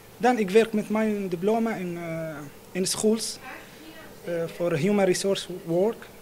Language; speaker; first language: Dutch; non-native, learner; Arabic